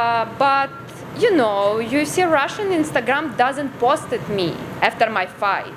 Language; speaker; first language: English; non-native, learner; Ukrainian